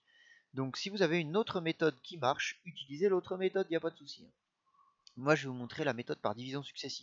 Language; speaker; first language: French; native; French